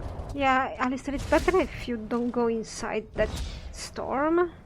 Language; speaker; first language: English; non-native, fluent; Italian